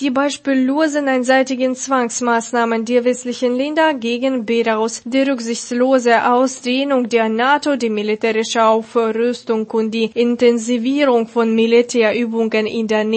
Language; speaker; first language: German; non-native, fluent; Russian